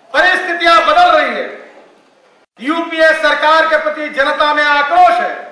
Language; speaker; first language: Hindi; non-native, local second language; Marathi